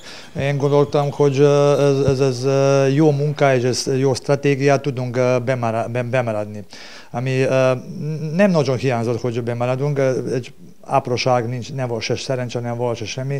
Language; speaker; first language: Hungarian; non-native, learner; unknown